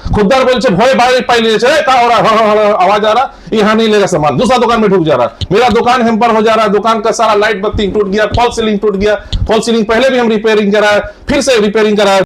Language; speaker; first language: Hindi; non-native, local second language; Bangla